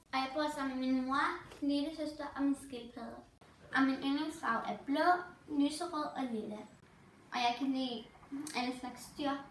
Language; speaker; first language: Danish; early bilingual, other home language; Turkish